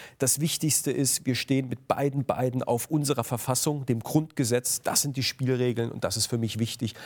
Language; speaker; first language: German; native; German